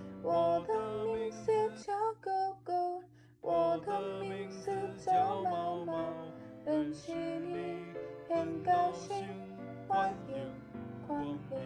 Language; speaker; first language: Chinese; non-native, learner; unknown